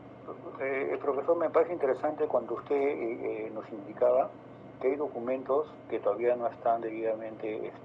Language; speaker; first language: Spanish; native; Spanish